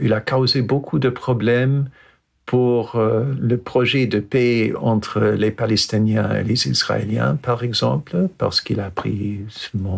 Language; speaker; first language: French; non-native, fluent; English